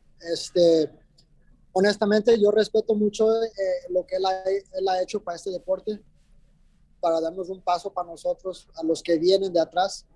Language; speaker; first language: Spanish; early bilingual, heritage; Spanish